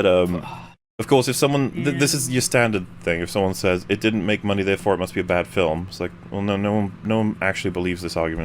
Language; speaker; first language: English; native; English